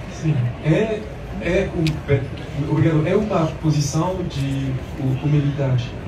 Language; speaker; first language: Portuguese; non-native, learner; French